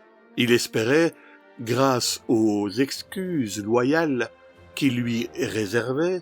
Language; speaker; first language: French; native; French